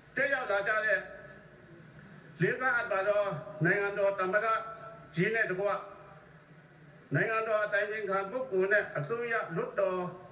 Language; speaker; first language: Burmese; non-native, local second language; Hakha Chin